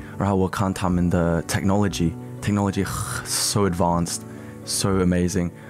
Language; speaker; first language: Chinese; early bilingual, heritage; Chinese